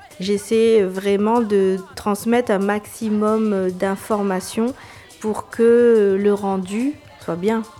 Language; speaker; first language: French; native; French